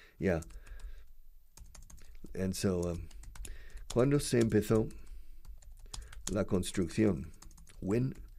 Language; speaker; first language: Spanish; non-native, fluent; English